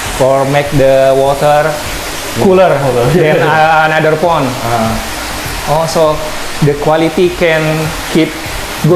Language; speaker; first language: English; non-native, learner; Indonesian